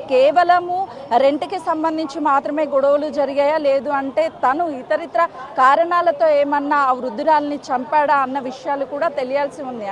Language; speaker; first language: Telugu; native; Telugu